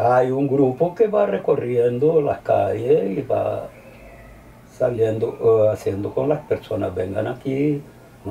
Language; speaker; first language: Spanish; early bilingual, heritage; Spanish